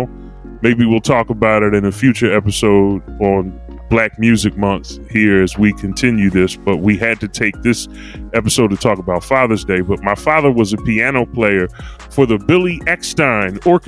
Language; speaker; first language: English; native; English